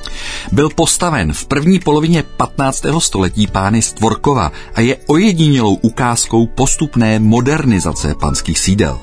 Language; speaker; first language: Czech; native; Czech